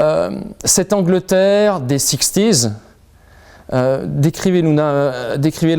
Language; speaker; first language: French; native; French